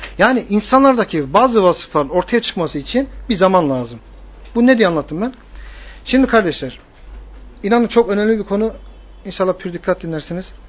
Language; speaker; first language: Turkish; native; Turkish